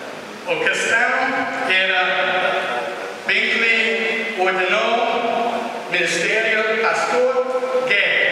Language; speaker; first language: Portuguese; non-native, learner; English